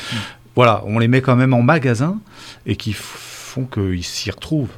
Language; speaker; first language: French; native; French